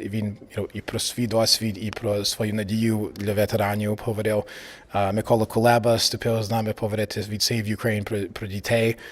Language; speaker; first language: Ukrainian; early bilingual, heritage; English